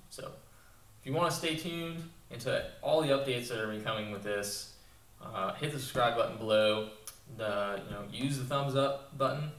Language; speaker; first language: English; native; English